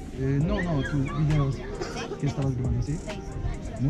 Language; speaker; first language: Spanish; non-native, fluent; Polish